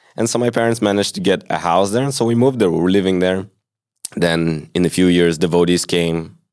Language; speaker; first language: English; early bilingual, other home language; Hebrew